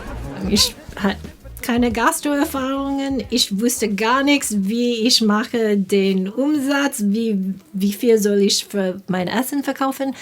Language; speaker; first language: German; non-native, fluent; English